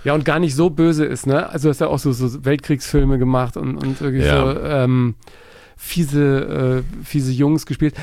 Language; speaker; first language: German; native; German